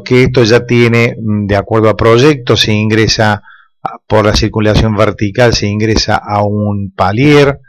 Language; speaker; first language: Spanish; native; Spanish